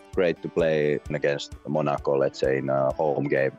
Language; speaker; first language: English; non-native, fluent; Finnish